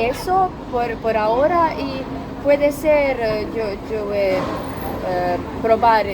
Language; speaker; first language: Spanish; non-native, learner; Croatian